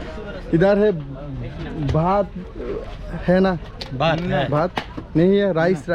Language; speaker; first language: Hindi; non-native, learner; Bangla